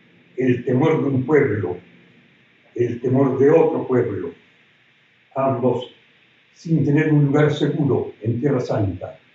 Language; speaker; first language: Spanish; native; Spanish